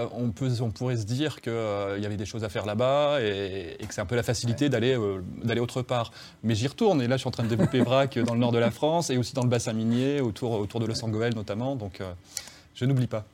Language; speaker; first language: French; native; French